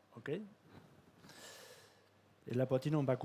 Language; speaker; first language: French; non-native, fluent; Catalan